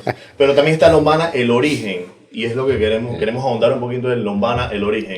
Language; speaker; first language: Spanish; native; Spanish